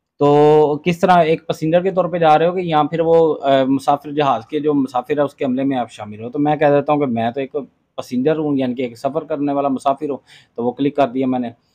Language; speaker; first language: Urdu; non-native, local second language; Punjabi